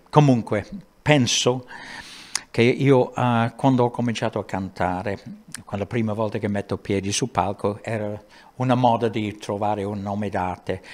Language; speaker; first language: Italian; non-native, fluent; English